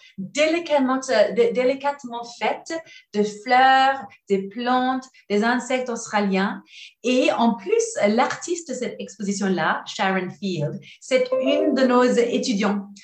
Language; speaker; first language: French; non-native, learner; English